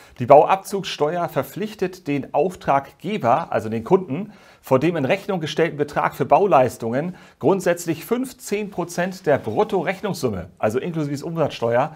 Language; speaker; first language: German; native; German